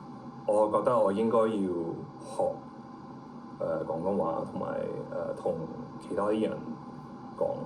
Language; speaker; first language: Cantonese; early bilingual, heritage; Cantonese